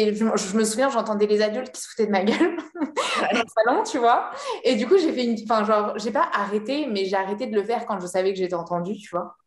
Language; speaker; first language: French; native; French